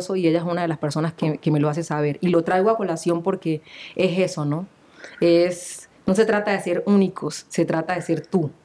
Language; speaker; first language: Spanish; native; Spanish